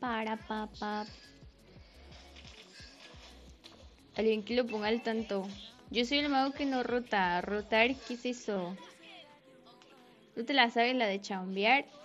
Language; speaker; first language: Spanish; native; Spanish